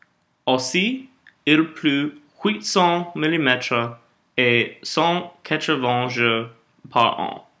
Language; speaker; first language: French; non-native, learner; English